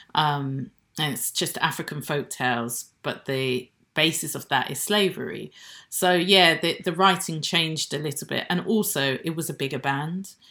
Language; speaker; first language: English; native; English